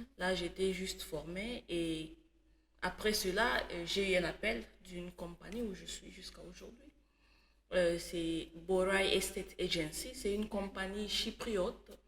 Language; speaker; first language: French; non-native, local second language; Swahili